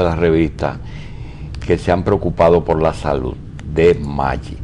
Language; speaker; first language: Spanish; native; Spanish